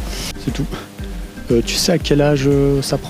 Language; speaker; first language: French; native; French